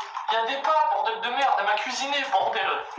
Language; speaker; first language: French; native; French